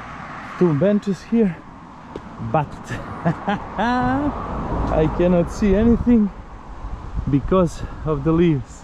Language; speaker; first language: English; non-native, learner; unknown